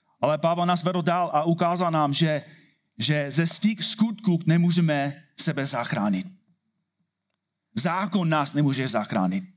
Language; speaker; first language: Czech; non-native, fluent; English